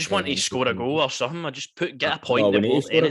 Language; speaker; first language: English; native; English